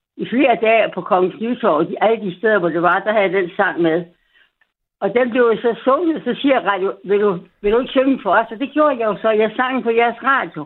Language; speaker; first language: Danish; native; Danish